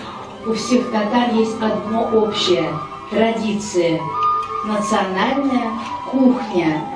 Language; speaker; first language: Russian; non-native, local second language; Tatar